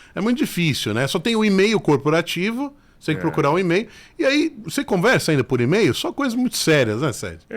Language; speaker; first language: Portuguese; native; Portuguese